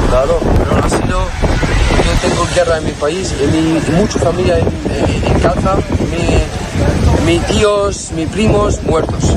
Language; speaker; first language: Spanish; non-native, learner; Arabic